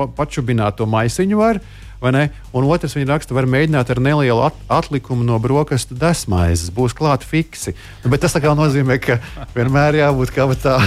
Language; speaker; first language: Latvian; native; Latvian